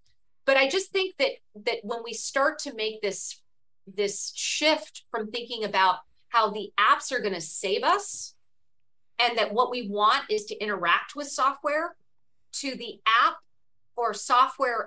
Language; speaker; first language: English; native; English